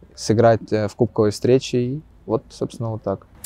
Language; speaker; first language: Russian; native; Russian